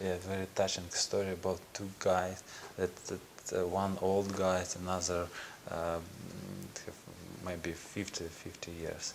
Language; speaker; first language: English; non-native, learner; Ukrainian